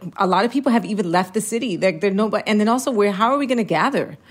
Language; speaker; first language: English; early bilingual, heritage; Spanish